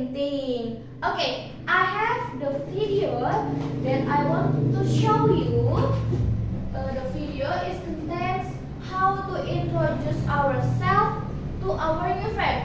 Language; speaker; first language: English; non-native, fluent; Indonesian